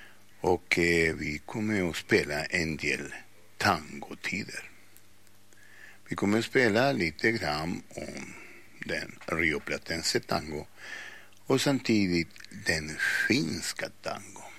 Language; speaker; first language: Swedish; non-native, fluent; Spanish